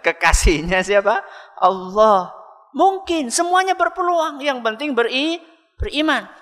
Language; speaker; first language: Indonesian; non-native, local second language; Javanese